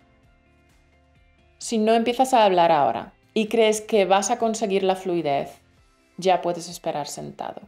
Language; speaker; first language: Spanish; native; Spanish